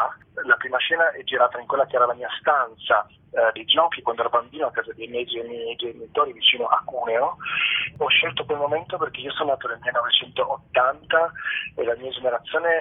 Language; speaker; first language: Italian; native; Italian